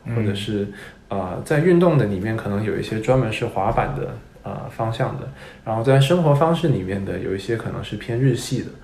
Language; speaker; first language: Chinese; non-native, local second language; Cantonese